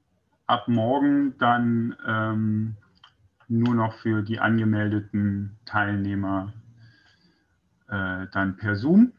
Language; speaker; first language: German; native; German